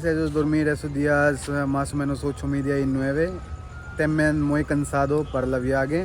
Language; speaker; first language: Spanish; non-native, learner; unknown